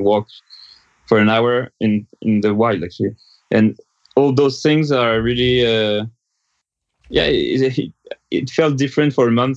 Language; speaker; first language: English; non-native, fluent; French